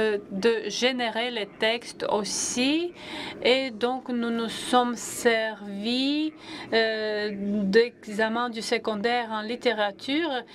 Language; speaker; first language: French; non-native, fluent; Latvian